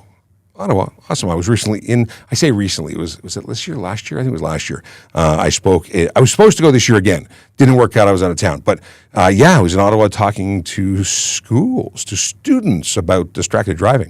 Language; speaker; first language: English; native; English